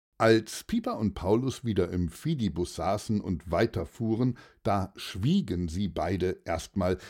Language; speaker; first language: German; native; German